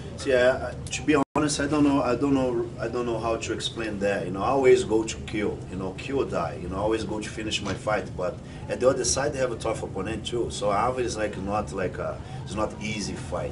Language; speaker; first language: English; non-native, fluent; Portuguese